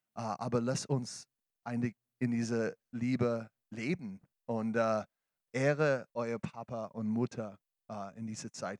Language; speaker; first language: German; non-native, learner; English